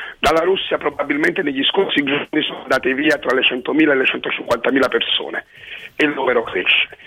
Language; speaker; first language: Italian; native; Italian